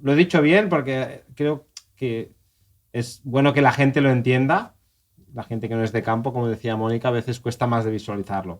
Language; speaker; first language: Spanish; native; Spanish